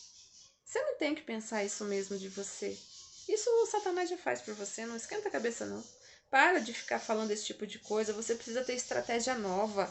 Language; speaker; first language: Portuguese; native; Portuguese